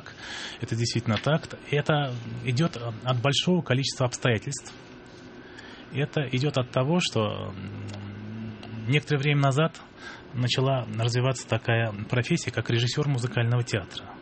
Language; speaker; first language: Russian; native; Russian